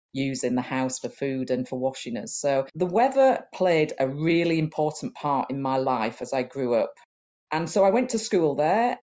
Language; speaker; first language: English; native; English